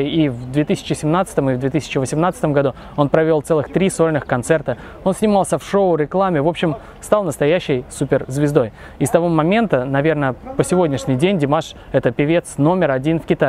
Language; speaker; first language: Russian; native; Russian